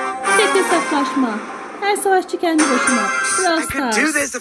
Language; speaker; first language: Turkish; native; Turkish